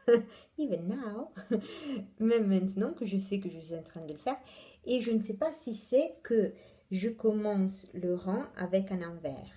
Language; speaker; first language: French; non-native, fluent; Italian